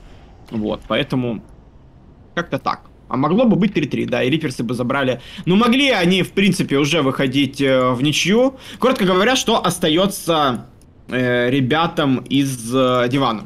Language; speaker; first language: Russian; native; Russian